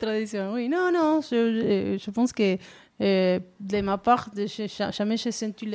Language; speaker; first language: French; non-native, learner; Spanish